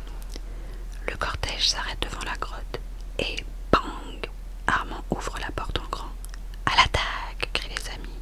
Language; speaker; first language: French; native; French